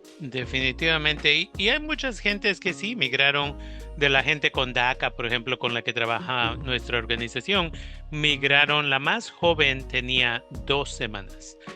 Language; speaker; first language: Spanish; native; Spanish